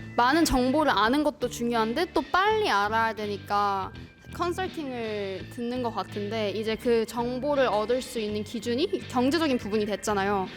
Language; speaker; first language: Korean; native; Korean